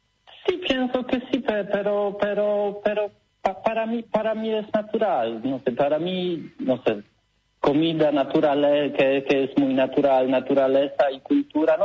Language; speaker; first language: Spanish; non-native, learner; Polish